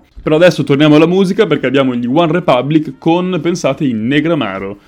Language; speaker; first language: Italian; native; Italian